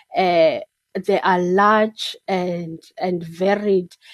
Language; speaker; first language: English; non-native, local second language; Xhosa